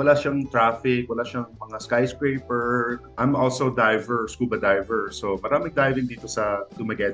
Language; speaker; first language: Filipino; non-native, local second language; English